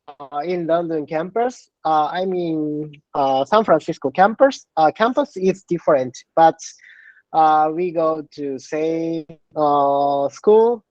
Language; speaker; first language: English; non-native, learner; Japanese